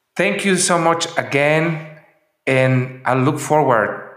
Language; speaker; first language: English; non-native, fluent; Spanish